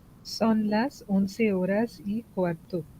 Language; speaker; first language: Spanish; non-native, learner; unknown